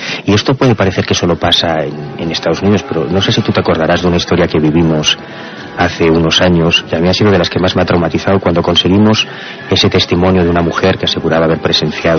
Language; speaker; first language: Spanish; native; Spanish